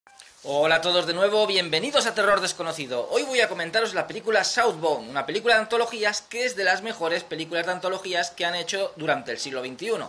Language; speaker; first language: Spanish; native; Spanish